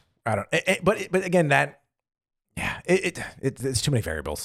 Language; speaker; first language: English; native; English